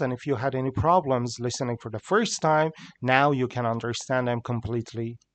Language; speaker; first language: English; non-native, fluent; Persian